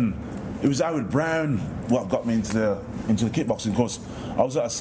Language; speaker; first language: English; native; English